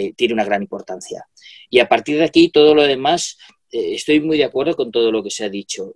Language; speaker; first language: Spanish; native; Spanish